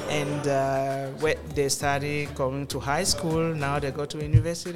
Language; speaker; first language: English; non-native, local second language; French